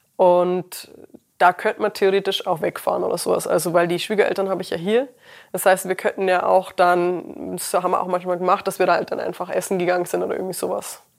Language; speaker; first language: German; early bilingual, other home language; English